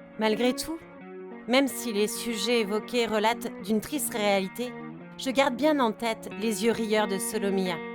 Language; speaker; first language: French; native; French